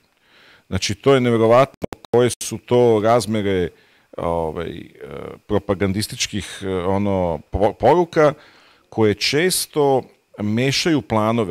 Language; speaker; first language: Bosnian; native; Bosnian